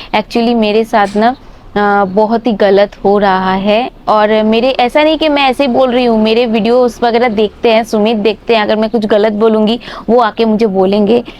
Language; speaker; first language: Hindi; non-native, local second language; Bangla